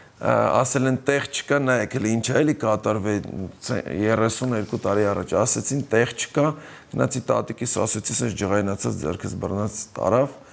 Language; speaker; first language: Armenian; early bilingual, heritage; Armenian